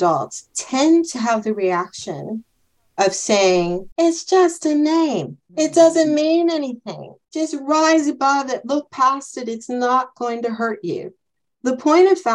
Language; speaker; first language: English; native; English